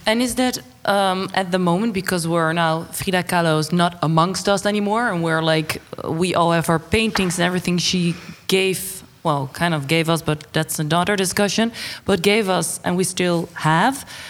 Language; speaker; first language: English; non-native, fluent; Dutch